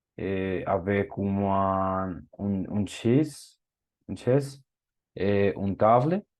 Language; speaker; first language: French; non-native, learner; Spanish